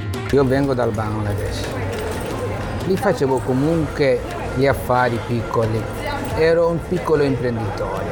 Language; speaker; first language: Italian; non-native, fluent; Bangla